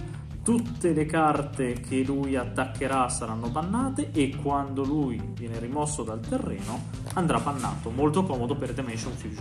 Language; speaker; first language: Italian; native; Italian